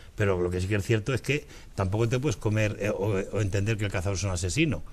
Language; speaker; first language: Spanish; native; Spanish